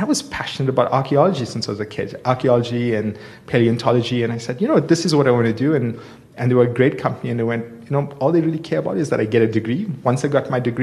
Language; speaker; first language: English; native; English